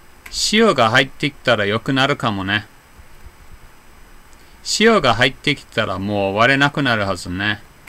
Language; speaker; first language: Japanese; non-native, fluent; English